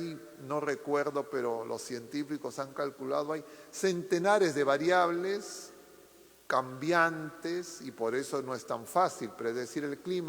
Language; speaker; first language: Spanish; native; Spanish